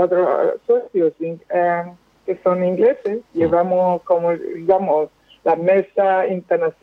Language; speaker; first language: Spanish; non-native, fluent; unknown